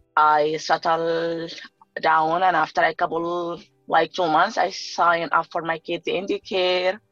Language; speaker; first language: English; non-native, learner; Arabic